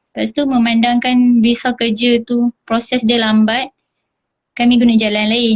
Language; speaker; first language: Malay; native; Malay